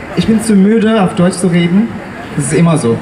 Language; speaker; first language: German; non-native, learner; Bangla